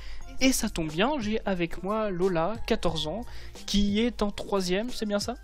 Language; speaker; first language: French; native; French